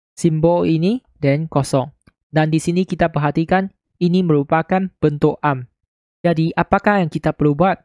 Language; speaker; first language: Malay; non-native, local second language; Chinese